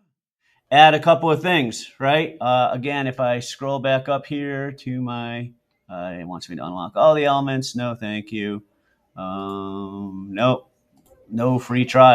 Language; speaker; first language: English; native; English